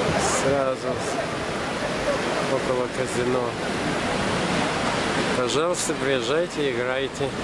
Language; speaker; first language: Russian; non-native, fluent; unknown